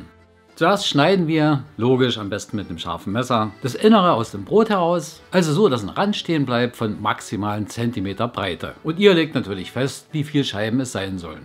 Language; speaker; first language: German; native; German